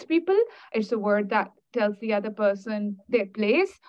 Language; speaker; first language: English; non-native, local second language; Urdu